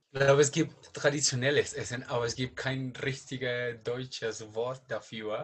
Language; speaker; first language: German; non-native, learner; Spanish